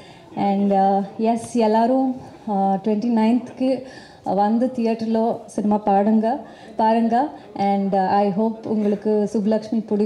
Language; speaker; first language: Tamil; non-native, local second language; Kannada